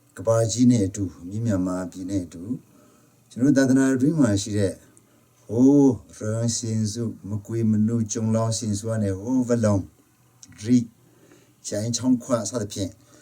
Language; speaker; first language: Burmese; non-native, local second language; Hakha Chin